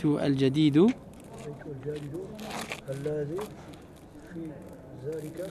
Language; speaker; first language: Arabic; non-native, learner; French